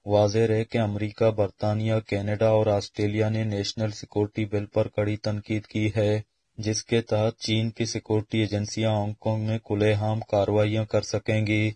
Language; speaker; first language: Urdu; non-native, local second language; Baluchi